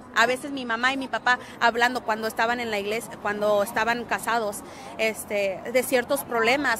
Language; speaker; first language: Spanish; early bilingual, heritage; Spanish